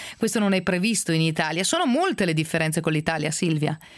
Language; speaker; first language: Italian; native; Italian